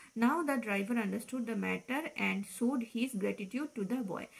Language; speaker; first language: English; non-native, local second language; Bangla